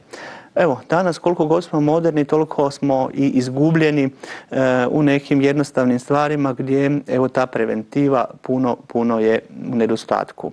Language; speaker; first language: Croatian; native; Croatian